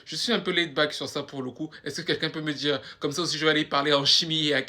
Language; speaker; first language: French; native; French